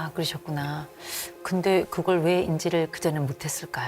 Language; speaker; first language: Korean; native; Korean